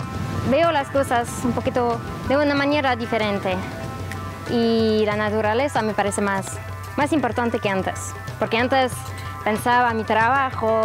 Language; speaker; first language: Spanish; non-native, fluent; French